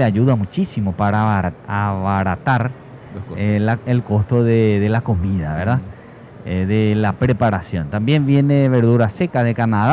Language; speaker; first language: Spanish; native; Spanish